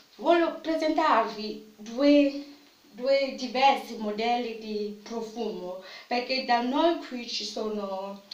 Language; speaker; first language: Italian; non-native, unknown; French